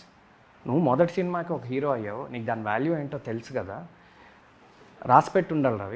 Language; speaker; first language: Telugu; native; Telugu